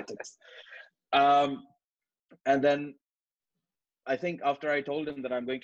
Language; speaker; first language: English; non-native, local second language; Urdu